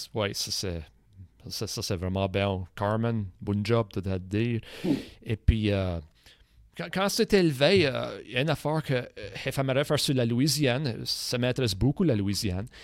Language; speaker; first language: French; non-native, local second language; English